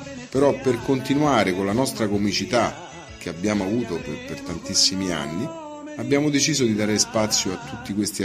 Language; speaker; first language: Italian; native; Italian